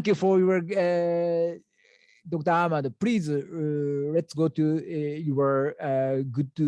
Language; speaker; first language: English; non-native, learner; Japanese